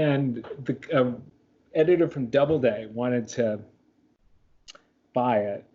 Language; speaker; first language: English; native; English